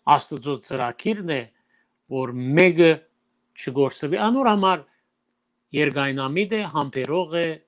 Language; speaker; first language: Armenian; early bilingual, heritage; Armenian